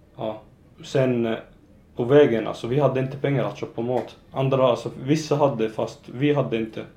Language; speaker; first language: Swedish; non-native, fluent; Arabic